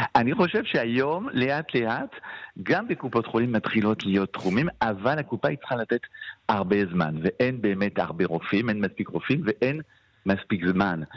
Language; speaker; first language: Hebrew; non-native, fluent; French